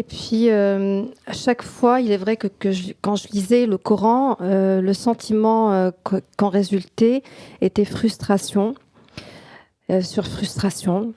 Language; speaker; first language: French; non-native, local second language; Arabic